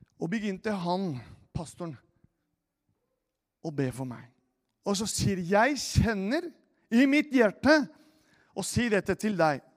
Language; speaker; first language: Norwegian; non-native, fluent; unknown